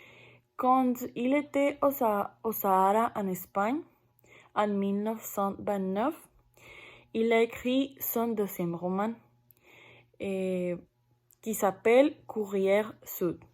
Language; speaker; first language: French; non-native, learner; Spanish